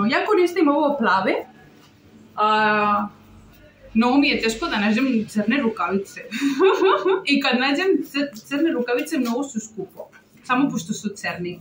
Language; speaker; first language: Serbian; non-native, learner; Spanish